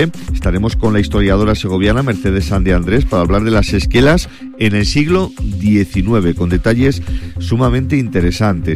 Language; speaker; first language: Spanish; native; Spanish